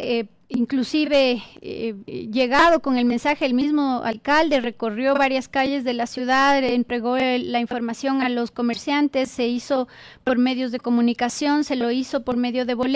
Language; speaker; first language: Spanish; native; Spanish